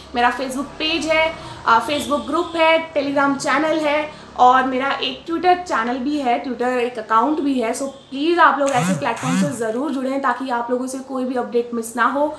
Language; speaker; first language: Hindi; native; Hindi